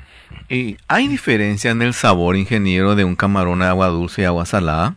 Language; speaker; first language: Spanish; native; Spanish